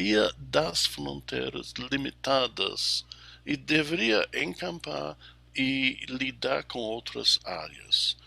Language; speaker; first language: Portuguese; non-native, fluent; English